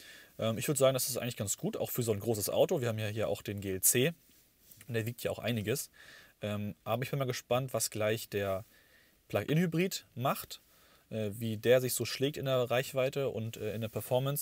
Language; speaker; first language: German; native; German